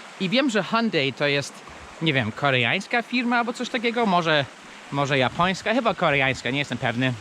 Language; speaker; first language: Polish; non-native, fluent; English